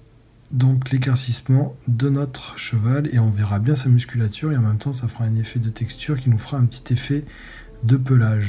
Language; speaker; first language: French; native; French